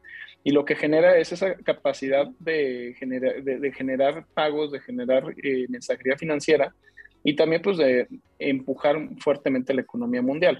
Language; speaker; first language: Spanish; native; Spanish